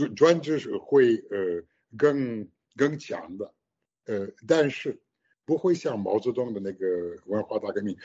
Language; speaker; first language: Chinese; non-native, fluent; French